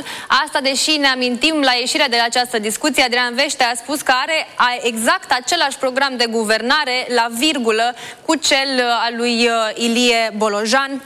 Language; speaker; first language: Romanian; native; Romanian